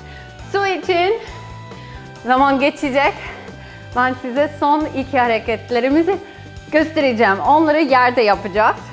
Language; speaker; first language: Turkish; non-native, fluent; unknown